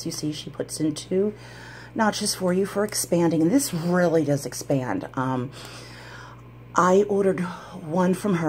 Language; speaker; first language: English; native; English